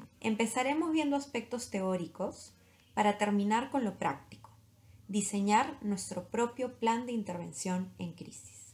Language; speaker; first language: Spanish; native; Spanish